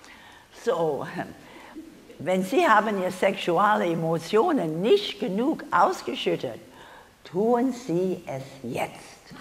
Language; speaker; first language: German; non-native, learner; English